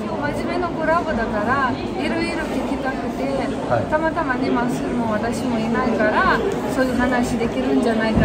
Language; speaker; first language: Japanese; non-native, fluent; Romanian